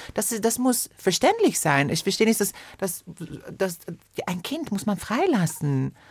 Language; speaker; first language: German; non-native, fluent; Persian